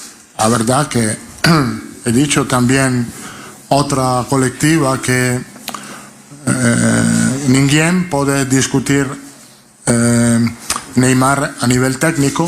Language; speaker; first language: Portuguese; non-native, learner; Italian